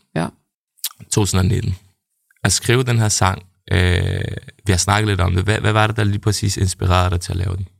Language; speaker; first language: Danish; native; Danish